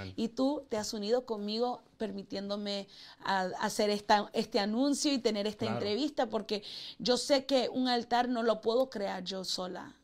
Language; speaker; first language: Spanish; early bilingual, heritage; Spanish